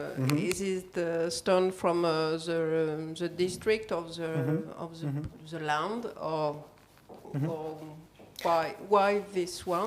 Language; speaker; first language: English; non-native, learner; French